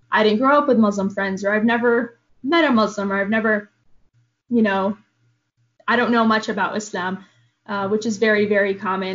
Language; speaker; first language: English; early bilingual, other home language; Arabic